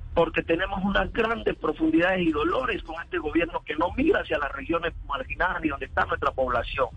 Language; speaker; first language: Spanish; native; Spanish